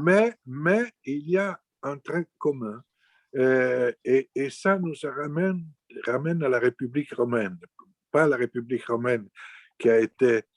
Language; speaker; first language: French; non-native, fluent; Italian